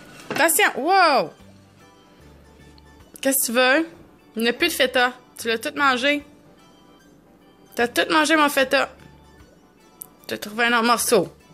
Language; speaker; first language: French; native; French